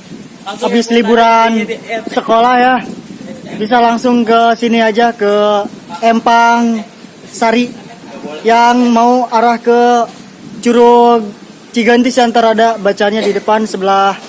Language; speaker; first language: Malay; non-native, local second language; Sundanese